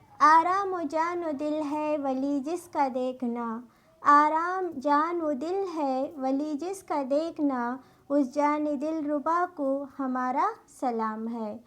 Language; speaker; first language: Urdu; native; Urdu